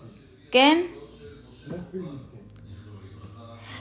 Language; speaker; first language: Hebrew; non-native, learner; Gujarati